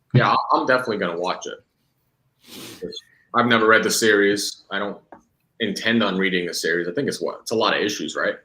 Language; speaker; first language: English; native; English